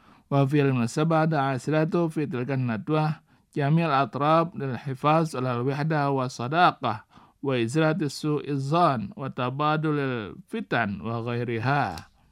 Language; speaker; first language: Arabic; non-native, fluent; Indonesian